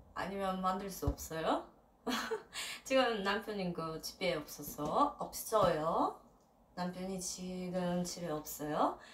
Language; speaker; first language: Korean; non-native, learner; Russian